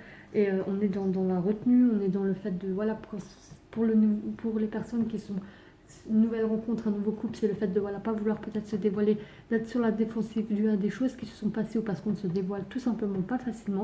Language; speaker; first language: French; native; French